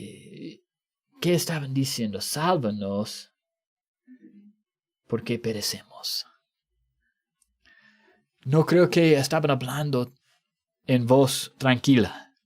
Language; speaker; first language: Spanish; non-native, fluent; English